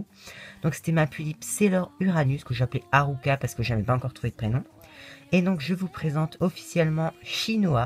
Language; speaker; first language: French; native; French